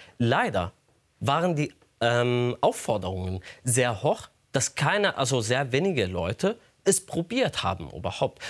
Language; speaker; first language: German; non-native, fluent; Arabic